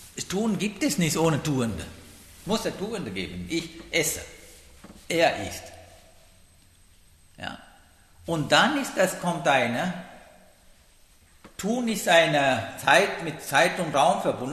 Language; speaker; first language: German; non-native, learner; Sinhala